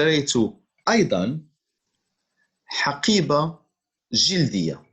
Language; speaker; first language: Arabic; non-native, fluent; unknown